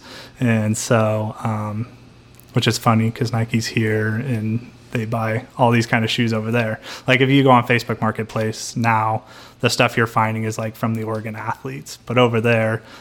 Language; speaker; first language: English; native; English